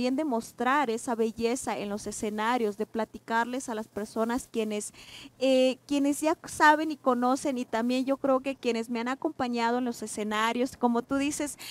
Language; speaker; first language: Spanish; non-native, local second language; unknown